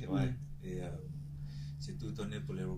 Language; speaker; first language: French; non-native, learner; Tongan